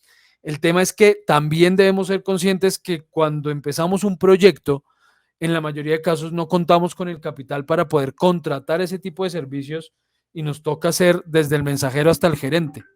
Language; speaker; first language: Spanish; native; Spanish